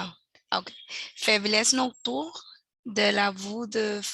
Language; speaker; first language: French; non-native, learner; Spanish